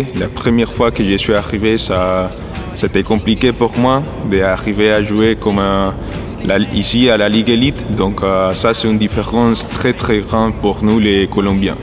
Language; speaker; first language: French; non-native, fluent; Spanish